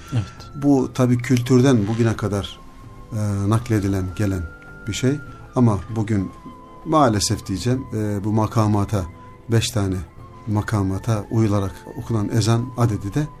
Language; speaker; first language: Turkish; native; Turkish